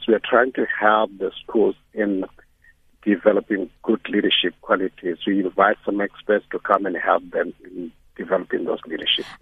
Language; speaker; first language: English; non-native, local second language; Northern Sotho